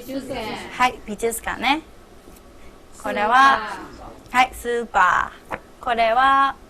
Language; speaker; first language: Japanese; non-native, fluent; Burmese